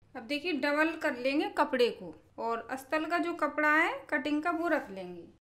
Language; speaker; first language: Hindi; native; Hindi